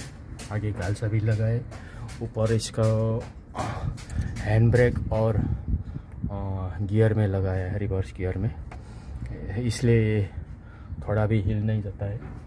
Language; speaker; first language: Hindi; non-native, learner; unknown